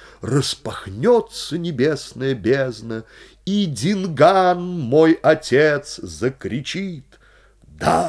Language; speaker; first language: Russian; native; Russian